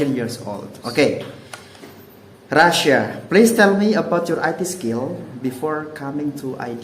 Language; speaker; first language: English; non-native, learner; Indonesian